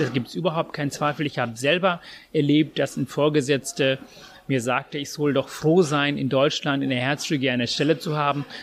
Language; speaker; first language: German; non-native, fluent; Tamil